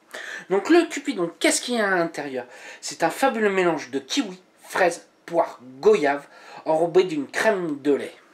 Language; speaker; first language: French; native; French